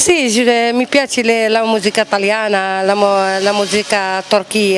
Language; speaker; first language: Italian; non-native, learner; Arabic